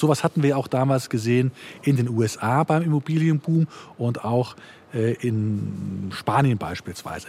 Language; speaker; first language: German; native; German